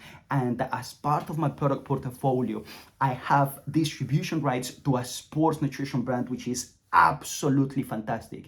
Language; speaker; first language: English; non-native, fluent; Spanish